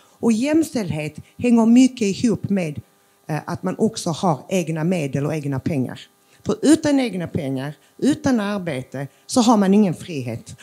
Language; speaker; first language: Swedish; early bilingual, other home language; Macedonian